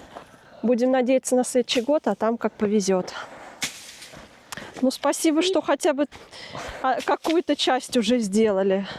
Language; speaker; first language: Russian; native; Russian